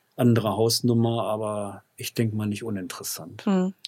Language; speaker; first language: German; native; German